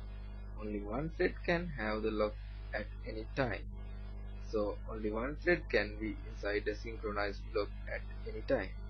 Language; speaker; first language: English; non-native, learner; Sinhala